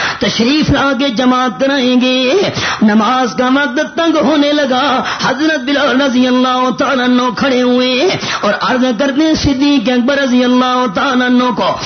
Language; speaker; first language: Urdu; non-native, local second language; Punjabi